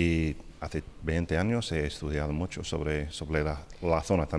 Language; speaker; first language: Spanish; non-native, fluent; English